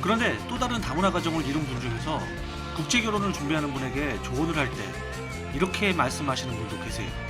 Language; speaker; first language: Korean; native; Korean